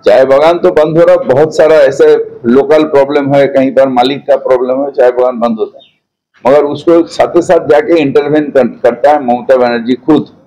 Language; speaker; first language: Hindi; non-native, local second language; Bangla